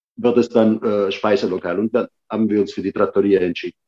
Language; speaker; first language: German; native; German